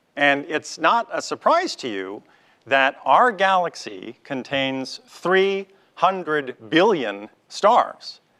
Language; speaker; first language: English; native; English